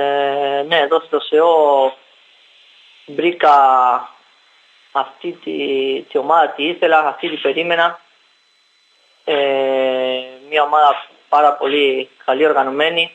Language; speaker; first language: Greek; non-native, learner; Spanish